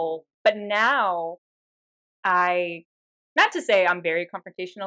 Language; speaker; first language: English; native; English